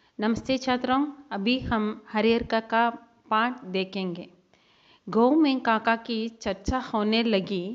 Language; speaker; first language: Hindi; non-native, local second language; Tamil